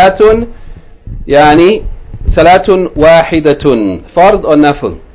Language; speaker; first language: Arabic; non-native, fluent; English